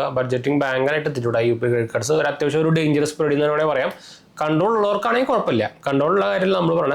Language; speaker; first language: Malayalam; native; Malayalam